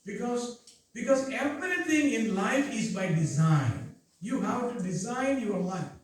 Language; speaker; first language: English; non-native, local second language; Malayalam